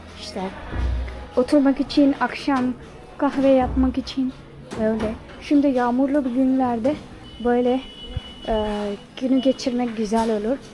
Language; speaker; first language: Turkish; non-native, fluent; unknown